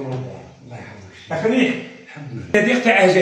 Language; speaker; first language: Arabic; native; Arabic